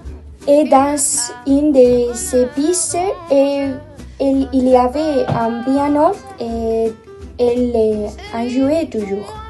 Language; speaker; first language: French; non-native, learner; Spanish